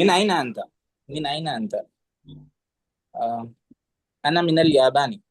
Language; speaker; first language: Arabic; non-native, fluent; Urdu